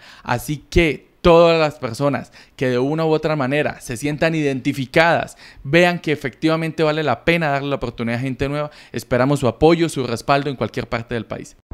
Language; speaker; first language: Spanish; native; Spanish